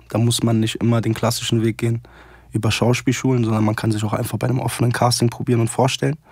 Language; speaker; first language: German; early bilingual, other home language; Arabic